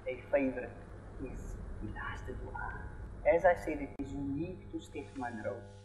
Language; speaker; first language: English; early bilingual, other home language; Afrikaans